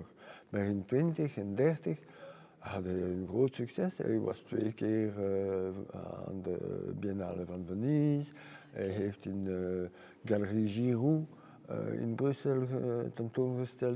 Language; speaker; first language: Dutch; non-native, local second language; French